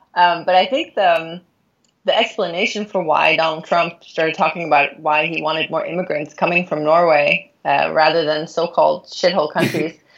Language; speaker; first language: English; non-native, fluent; Norwegian